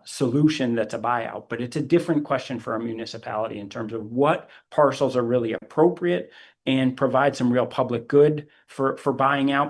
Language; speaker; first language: English; native; English